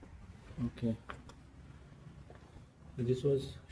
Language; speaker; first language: English; early bilingual, heritage; Bangla